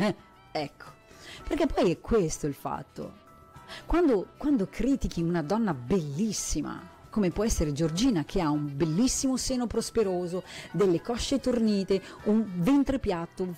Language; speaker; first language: Italian; native; Italian